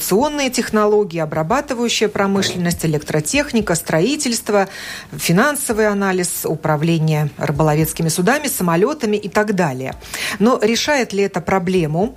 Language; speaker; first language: Russian; native; Russian